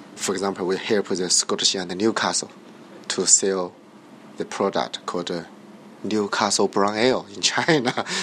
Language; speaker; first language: English; non-native, learner; Chinese